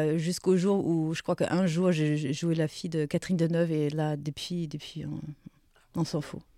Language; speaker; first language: French; non-native, fluent; German